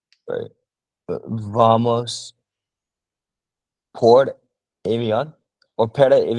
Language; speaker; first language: Spanish; non-native, learner; English